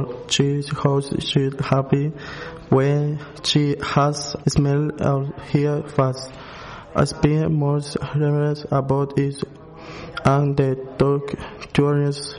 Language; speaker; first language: English; non-native, learner; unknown